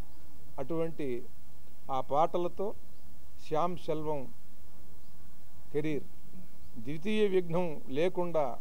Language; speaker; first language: Telugu; native; Telugu